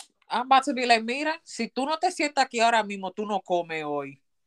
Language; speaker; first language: Spanish; early bilingual, heritage; Spanish